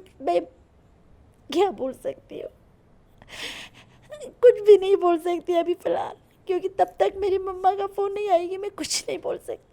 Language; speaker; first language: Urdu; non-native, learner; Persian